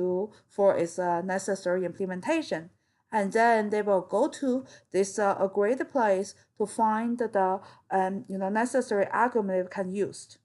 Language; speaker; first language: English; non-native, fluent; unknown